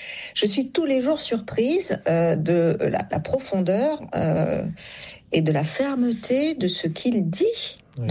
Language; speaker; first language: French; native; French